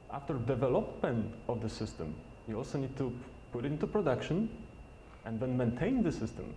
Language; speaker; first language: English; non-native, fluent; Polish